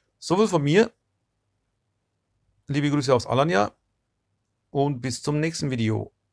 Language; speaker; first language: German; non-native, fluent; Turkish